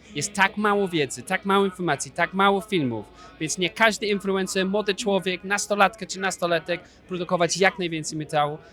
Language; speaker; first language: Polish; non-native, fluent; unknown